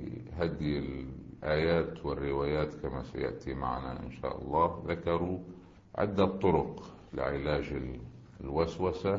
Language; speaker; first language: Arabic; native; Arabic